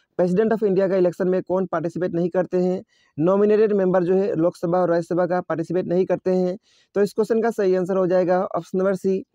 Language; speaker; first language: Hindi; native; Hindi